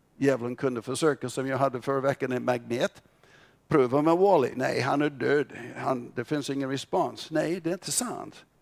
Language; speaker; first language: Swedish; non-native, fluent; English